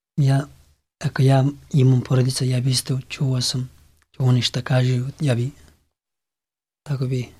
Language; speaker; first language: Serbian; non-native, learner; Pashto